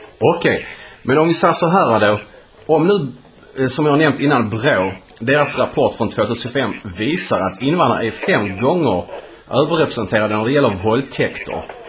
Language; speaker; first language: Swedish; non-native, fluent; Polish